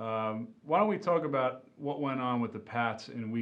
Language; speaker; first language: English; native; English